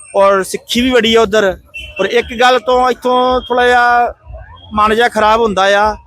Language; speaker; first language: Punjabi; early bilingual, heritage; Punjabi